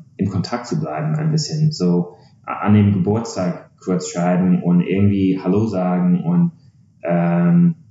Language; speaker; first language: German; non-native, fluent; English